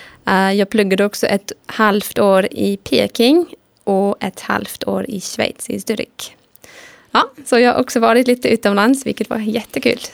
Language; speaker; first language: Swedish; non-native, fluent; German